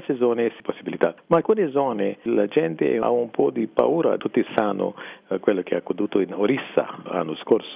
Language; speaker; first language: Italian; non-native, fluent; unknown